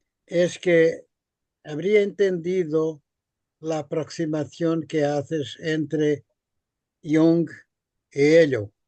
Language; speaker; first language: Spanish; non-native, fluent; Portuguese